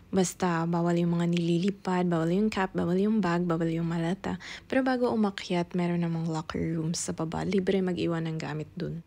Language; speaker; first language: Filipino; non-native, local second language; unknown